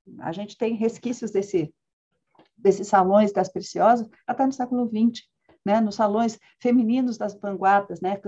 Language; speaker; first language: Portuguese; early bilingual, other home language; Spanish